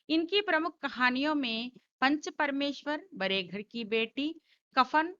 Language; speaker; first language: Hindi; non-native, local second language; Telugu